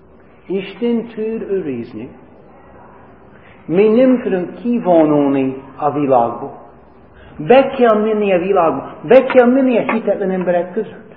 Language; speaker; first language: Hungarian; non-native, fluent; English